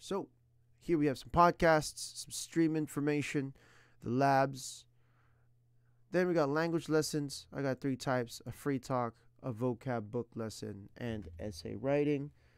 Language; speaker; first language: English; native; English